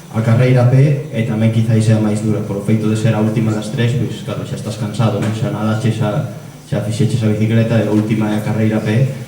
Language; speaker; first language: Galician; native; Galician